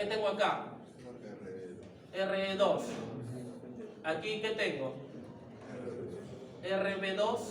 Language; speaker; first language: Spanish; native; Spanish